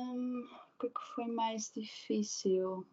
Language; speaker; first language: Portuguese; non-native, learner; Dutch